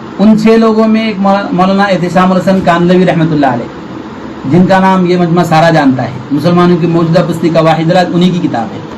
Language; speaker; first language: Urdu; native; Urdu